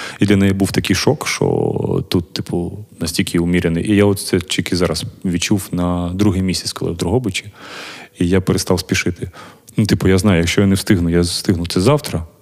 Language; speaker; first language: Ukrainian; native; Ukrainian